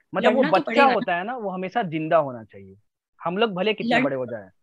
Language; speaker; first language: Hindi; native; Hindi